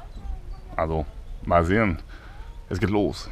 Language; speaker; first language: German; non-native, learner; French